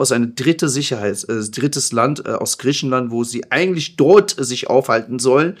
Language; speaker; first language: German; non-native, fluent; Persian